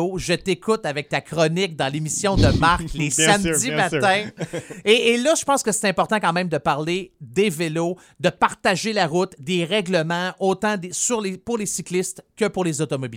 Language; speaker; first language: French; native; French